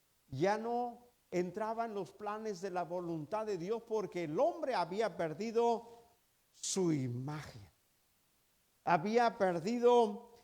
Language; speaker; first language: Spanish; native; Spanish